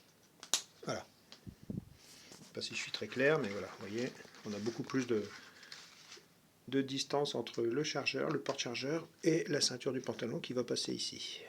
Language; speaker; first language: French; native; French